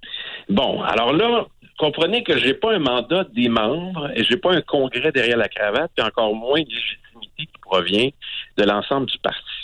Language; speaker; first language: French; native; French